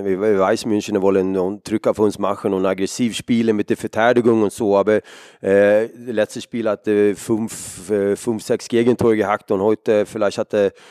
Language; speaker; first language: German; non-native, fluent; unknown